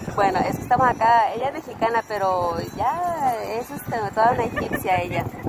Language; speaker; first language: Spanish; native; Spanish